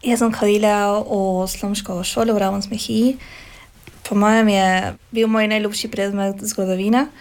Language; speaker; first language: Slovenian; early bilingual, heritage; Slovenian